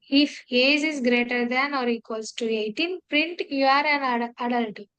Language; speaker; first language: English; non-native, local second language; Telugu